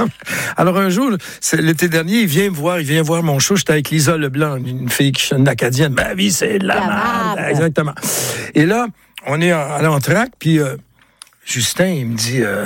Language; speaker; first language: French; native; French